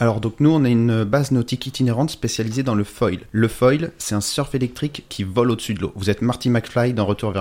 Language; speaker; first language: French; native; French